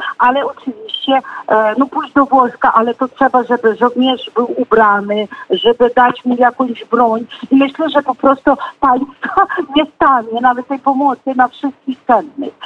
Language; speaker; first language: Polish; non-native, fluent; Ukrainian